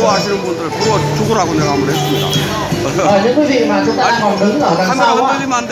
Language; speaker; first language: Korean; native; Korean